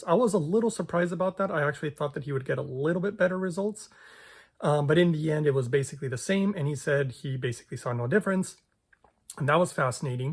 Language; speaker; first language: English; native; English